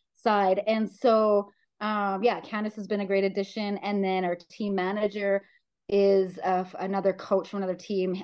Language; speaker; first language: English; native; English